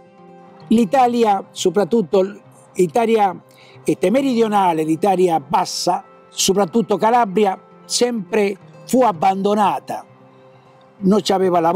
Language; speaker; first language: Italian; early bilingual, heritage; Italian